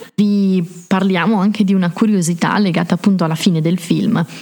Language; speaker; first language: Italian; native; Italian